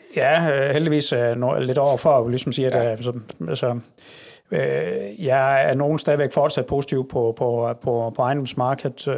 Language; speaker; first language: Danish; native; Danish